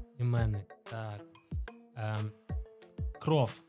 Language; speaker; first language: Ukrainian; non-native, local second language; Russian